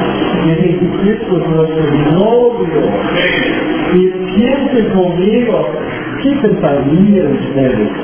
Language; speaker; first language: Spanish; non-native, fluent; English